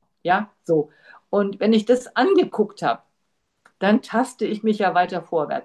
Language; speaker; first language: German; native; German